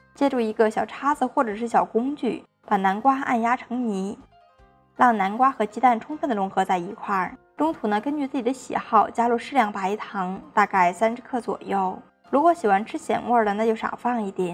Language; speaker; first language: Chinese; native; Chinese